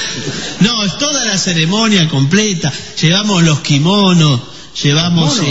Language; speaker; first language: Spanish; native; Spanish